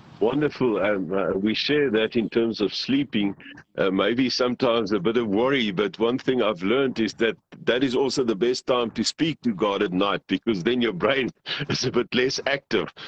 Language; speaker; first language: English; non-native, local second language; Afrikaans